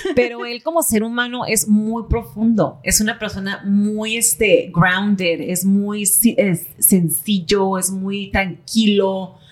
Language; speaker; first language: Spanish; native; Spanish